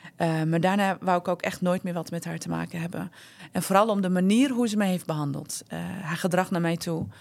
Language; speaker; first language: Dutch; early bilingual, other home language; Turkish